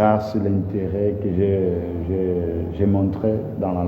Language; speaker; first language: French; non-native, fluent; Portuguese